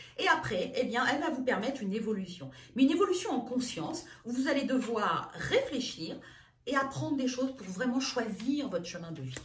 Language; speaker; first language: French; native; French